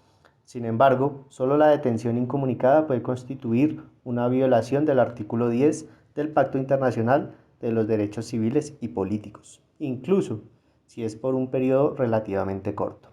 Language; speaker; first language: Spanish; native; Spanish